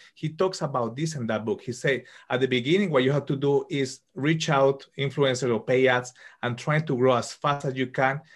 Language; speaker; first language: English; non-native, fluent; Spanish